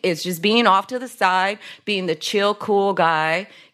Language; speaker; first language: English; native; English